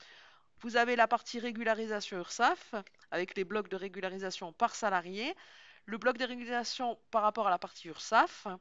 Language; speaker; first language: French; native; French